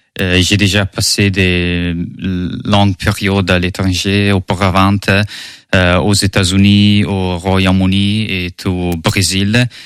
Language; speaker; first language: French; non-native, learner; Italian